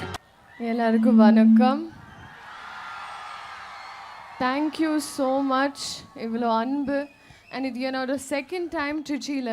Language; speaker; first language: Tamil; non-native, learner; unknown